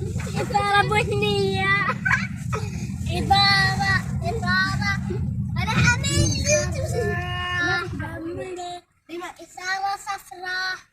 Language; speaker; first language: Arabic; native; Arabic